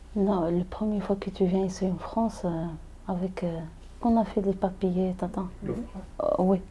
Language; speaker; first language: French; non-native, learner; Arabic